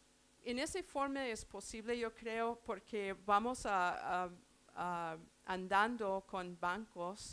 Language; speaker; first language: Spanish; non-native, learner; English